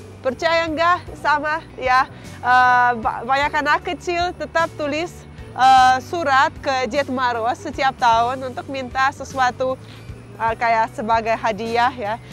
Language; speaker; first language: Indonesian; non-native, fluent; Russian